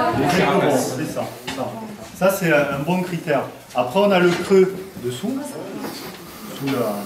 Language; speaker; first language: French; native; French